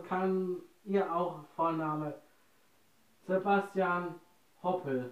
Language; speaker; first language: German; non-native, learner; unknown